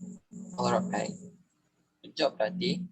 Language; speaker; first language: English; non-native, fluent; Indonesian